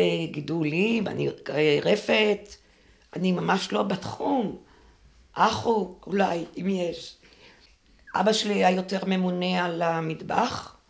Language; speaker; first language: Hebrew; non-native, local second language; French